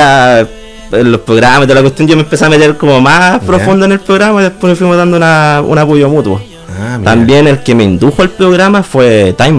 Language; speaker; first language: Spanish; native; Spanish